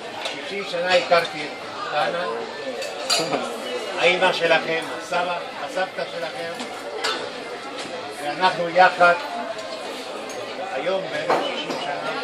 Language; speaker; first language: Hebrew; non-native, fluent; Spanish